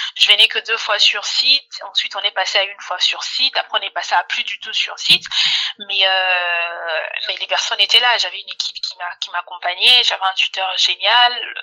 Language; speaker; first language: French; non-native, local second language; Lingala